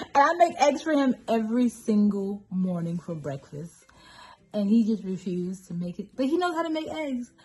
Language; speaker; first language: English; native; English